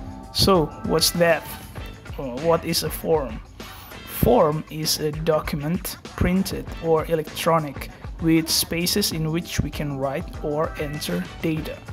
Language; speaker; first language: English; non-native, fluent; Indonesian